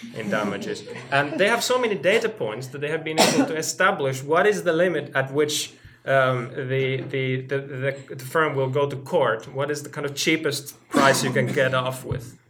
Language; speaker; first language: English; non-native, fluent; Finnish